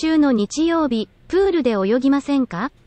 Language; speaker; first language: Japanese; non-native, learner; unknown